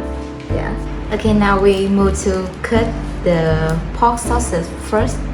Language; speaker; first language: English; non-native, fluent; Vietnamese